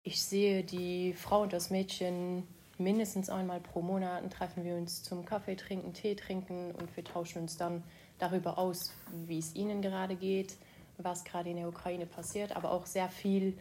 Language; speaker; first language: German; non-native, local second language; Luxembourgish